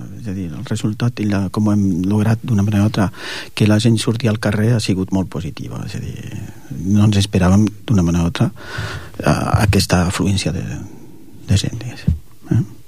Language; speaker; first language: Catalan; non-native, local second language; Spanish